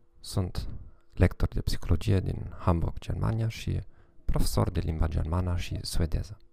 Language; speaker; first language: Romanian; non-native, fluent; German